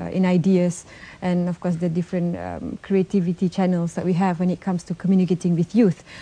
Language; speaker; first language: English; non-native, local second language; Malay